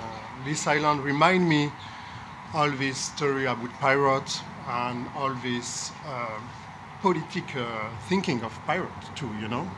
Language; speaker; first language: English; non-native, learner; French